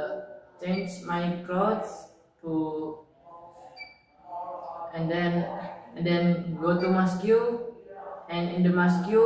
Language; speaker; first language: English; non-native, learner; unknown